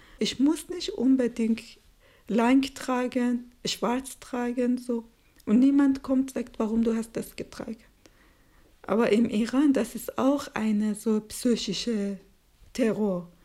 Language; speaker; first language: German; non-native, fluent; Persian